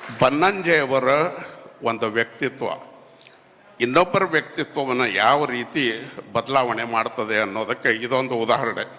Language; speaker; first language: Kannada; native; Kannada